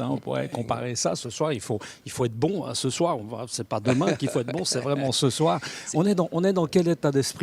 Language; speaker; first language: French; native; French